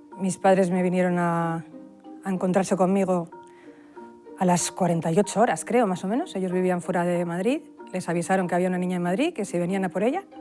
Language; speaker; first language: Spanish; native; Spanish